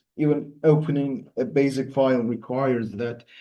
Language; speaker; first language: English; non-native, fluent; Turkish